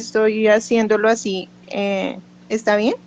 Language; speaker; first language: Spanish; native; Spanish